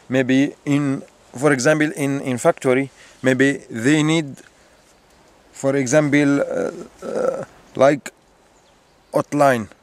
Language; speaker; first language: English; non-native, learner; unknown